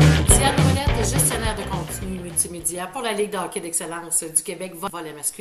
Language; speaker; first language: French; native; French